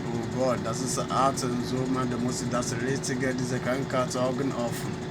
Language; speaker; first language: German; non-native, learner; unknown